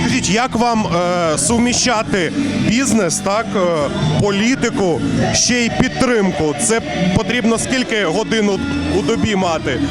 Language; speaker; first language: Ukrainian; native; Ukrainian